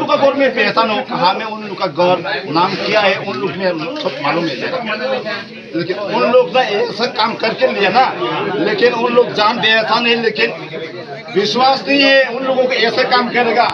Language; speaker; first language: Hindi; non-native, local second language; Bangla